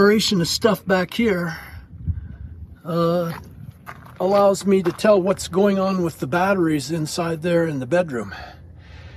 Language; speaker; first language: English; native; English